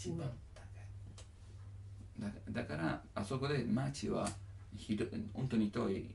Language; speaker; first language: Japanese; non-native, learner; Italian